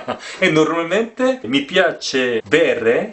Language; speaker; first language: Italian; non-native, learner; Korean